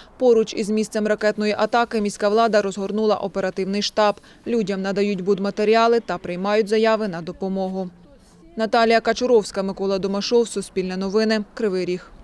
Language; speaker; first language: Ukrainian; native; Ukrainian